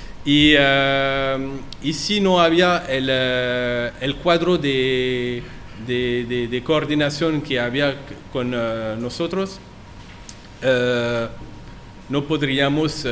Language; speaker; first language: Spanish; non-native, learner; French